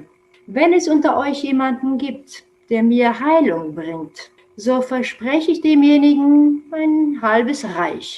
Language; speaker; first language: German; non-native, fluent; Romanian